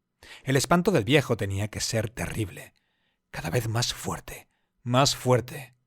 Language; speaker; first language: Spanish; native; Spanish